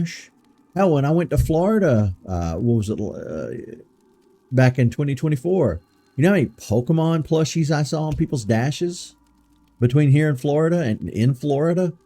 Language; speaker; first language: English; native; English